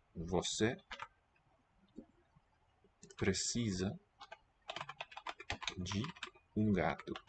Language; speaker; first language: Portuguese; non-native, learner; English